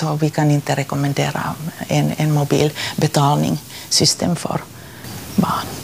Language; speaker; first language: Swedish; non-native, local second language; Finnish